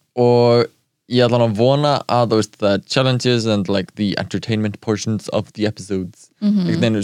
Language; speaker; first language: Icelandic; native; Icelandic